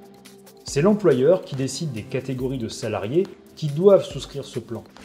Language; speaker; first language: French; native; French